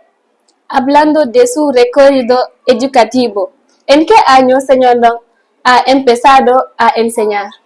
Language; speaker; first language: Spanish; non-native, fluent; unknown